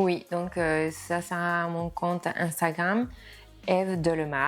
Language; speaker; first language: French; non-native, fluent; Spanish